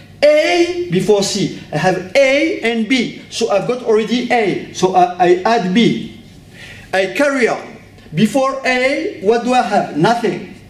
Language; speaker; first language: English; non-native, fluent; French